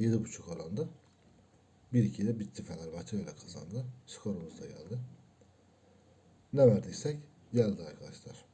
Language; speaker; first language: Turkish; native; Turkish